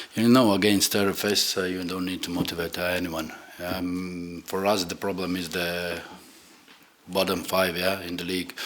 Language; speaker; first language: English; non-native, fluent; Latvian